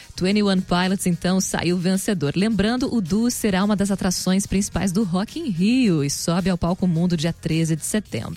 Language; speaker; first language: Portuguese; native; Portuguese